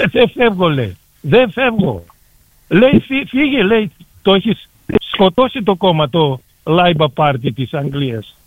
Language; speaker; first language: Greek; early bilingual, heritage; Greek